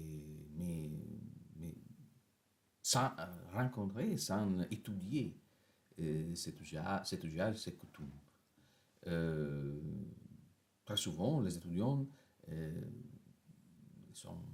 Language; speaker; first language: French; non-native, fluent; Italian